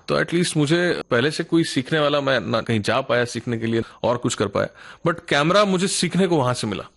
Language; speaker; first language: Hindi; non-native, local second language; Marathi